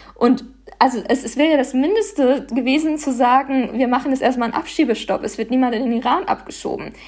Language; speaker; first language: German; native; German